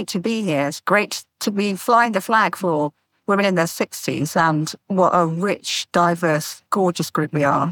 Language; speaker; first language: English; native; English